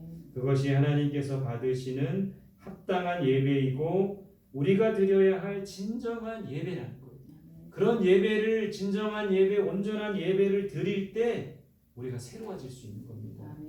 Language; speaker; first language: Korean; native; Korean